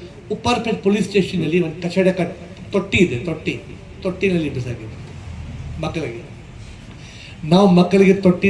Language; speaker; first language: Kannada; non-native, local second language; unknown